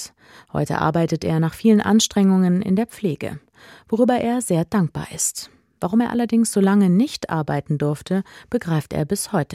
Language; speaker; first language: German; native; German